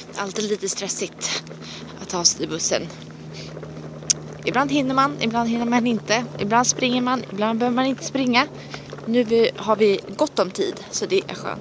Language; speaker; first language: Swedish; native; Swedish